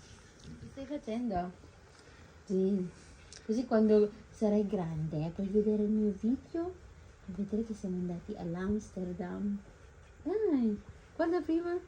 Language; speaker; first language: Italian; non-native, fluent; Filipino